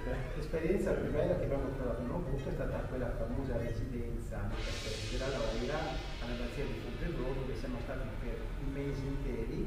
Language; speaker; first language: Italian; native; Italian